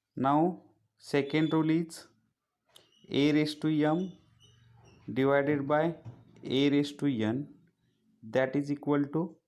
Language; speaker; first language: English; non-native, local second language; Marathi